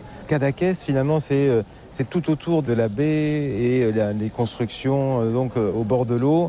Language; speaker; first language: French; native; French